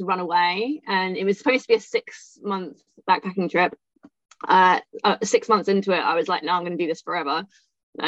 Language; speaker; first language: English; native; English